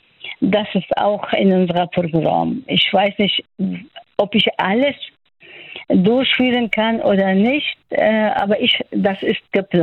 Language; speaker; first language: German; non-native, fluent; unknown